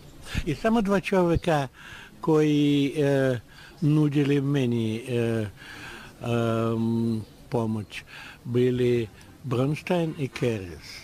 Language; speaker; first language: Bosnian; non-native, learner; Russian